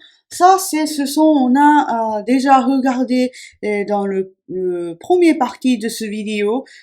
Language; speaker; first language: French; non-native, fluent; Japanese